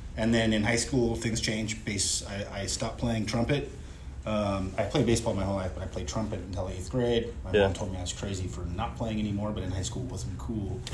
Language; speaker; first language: English; native; English